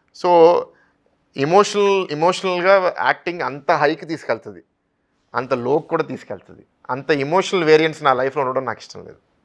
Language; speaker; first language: Telugu; native; Telugu